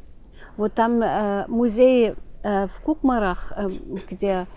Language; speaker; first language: Russian; non-native, fluent; German